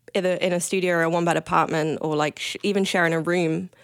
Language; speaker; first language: English; native; English